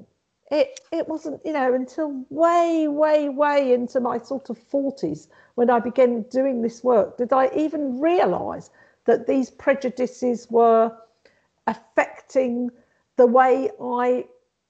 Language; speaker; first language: English; native; English